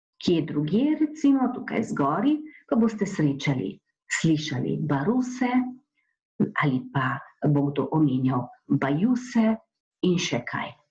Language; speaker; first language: Slovenian; native; Slovenian